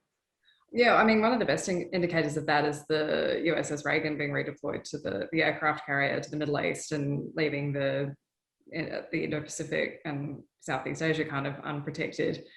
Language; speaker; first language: English; native; English